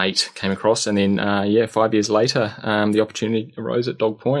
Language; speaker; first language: English; native; English